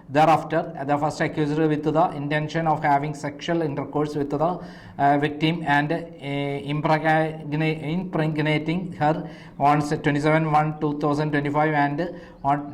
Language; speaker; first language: English; non-native, local second language; Malayalam